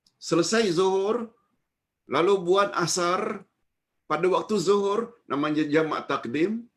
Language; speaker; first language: Malay; native; Malay